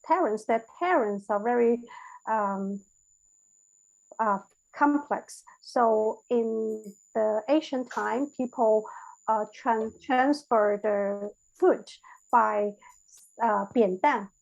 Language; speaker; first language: English; non-native, learner; Chinese